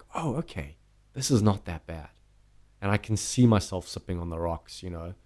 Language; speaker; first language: English; native; English